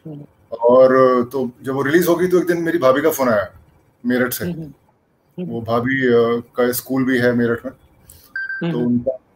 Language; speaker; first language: Hindi; native; Hindi